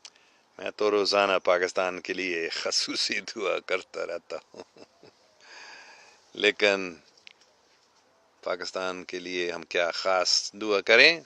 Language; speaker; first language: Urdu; non-native, fluent; English